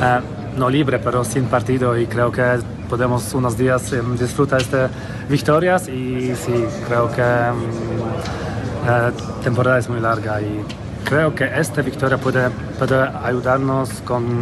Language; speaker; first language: Spanish; non-native, fluent; Polish